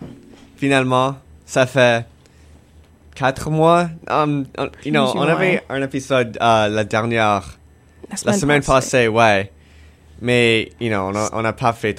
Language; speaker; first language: French; non-native, fluent; English